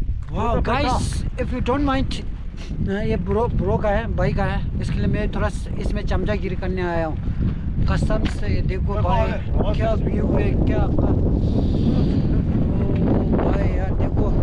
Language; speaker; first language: Hindi; non-native, local second language; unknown